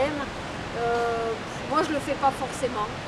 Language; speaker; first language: French; native; French